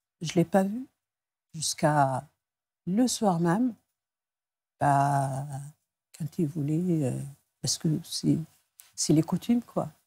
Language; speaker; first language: French; non-native, local second language; Arabic